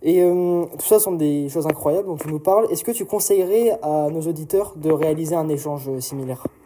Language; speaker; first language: French; native; French